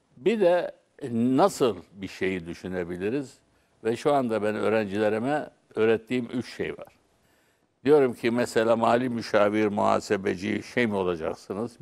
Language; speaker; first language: Turkish; non-native, local second language; Arabic